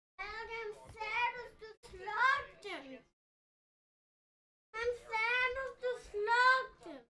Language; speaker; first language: Danish; early bilingual, other home language; Vietnamese